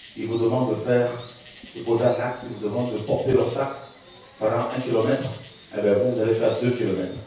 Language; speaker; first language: French; non-native, local second language; Lingala